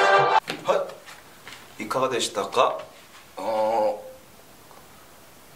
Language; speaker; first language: Japanese; non-native, learner; Korean